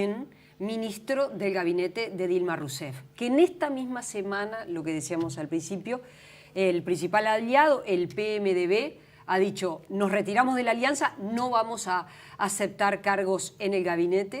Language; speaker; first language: Spanish; native; Spanish